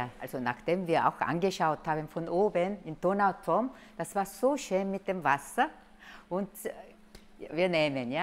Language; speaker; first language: German; non-native, learner; Korean